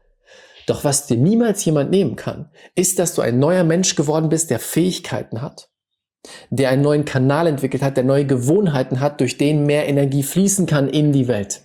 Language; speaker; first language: German; native; German